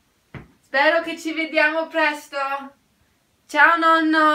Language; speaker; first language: Italian; early bilingual, heritage; Italian